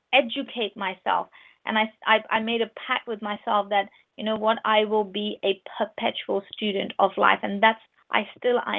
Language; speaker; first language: English; non-native, local second language; Urdu